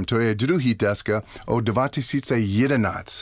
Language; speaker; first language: Czech; non-native, learner; English